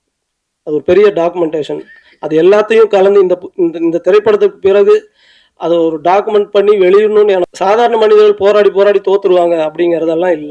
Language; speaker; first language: Tamil; native; Tamil